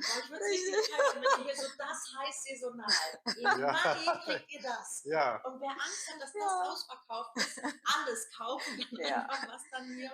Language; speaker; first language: German; native; German